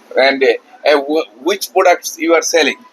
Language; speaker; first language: English; non-native, learner; Bangla